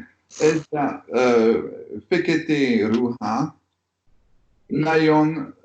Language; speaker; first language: Hungarian; non-native, learner; French